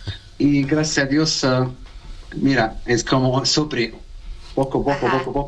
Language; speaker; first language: Spanish; non-native, learner; Arabic